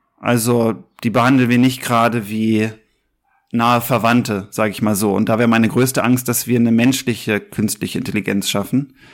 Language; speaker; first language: German; native; German